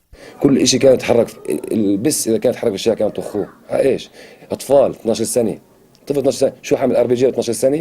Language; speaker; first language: Arabic; native; Arabic